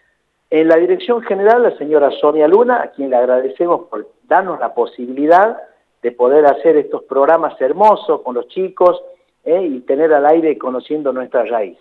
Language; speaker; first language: Spanish; native; Spanish